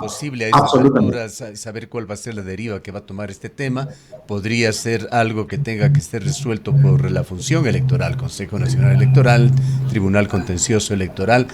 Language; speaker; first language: Spanish; native; Spanish